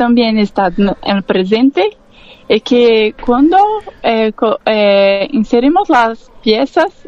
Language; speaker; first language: Spanish; non-native, learner; Portuguese